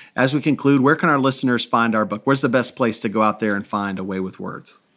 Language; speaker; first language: English; native; English